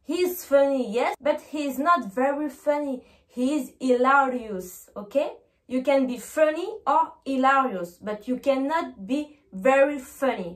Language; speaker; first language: English; non-native, fluent; French